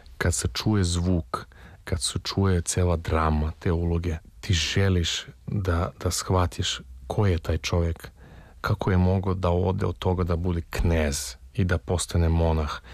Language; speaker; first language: Serbian; non-native, fluent; Russian